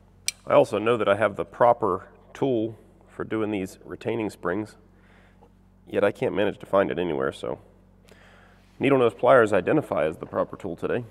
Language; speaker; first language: English; native; English